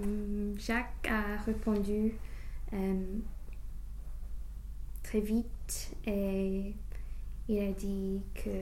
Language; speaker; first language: French; non-native, learner; English